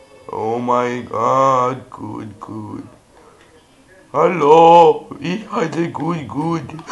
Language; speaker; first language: German; non-native, learner; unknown